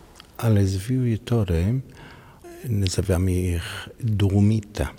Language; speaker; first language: Polish; non-native, learner; Hebrew